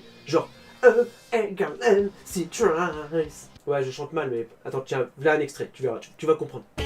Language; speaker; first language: French; native; French